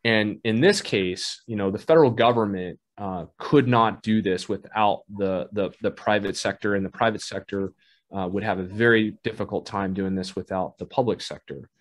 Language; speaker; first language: English; native; English